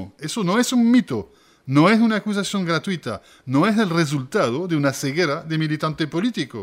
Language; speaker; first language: Spanish; native; Spanish